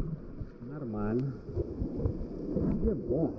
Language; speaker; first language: English; non-native, learner; Russian